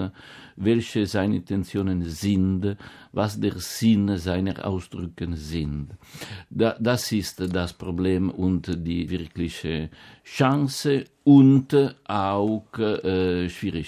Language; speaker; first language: German; non-native, fluent; Italian